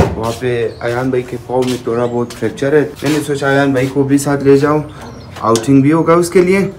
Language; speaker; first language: Urdu; non-native, local second language; Hazaragi